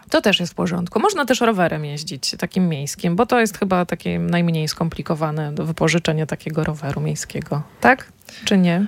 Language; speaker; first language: Polish; native; Polish